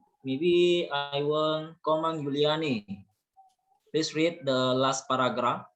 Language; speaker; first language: English; non-native, learner; Indonesian